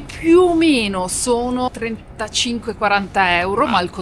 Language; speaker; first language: Italian; native; Italian